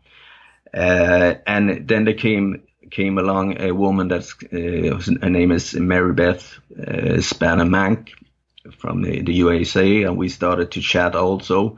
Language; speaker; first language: English; non-native, fluent; Danish